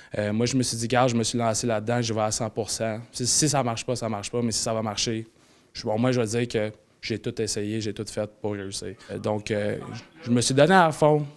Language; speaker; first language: French; native; French